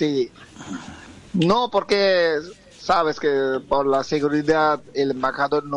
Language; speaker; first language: Spanish; non-native, fluent; Bangla